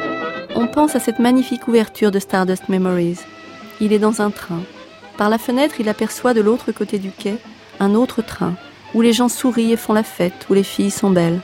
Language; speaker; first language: French; native; French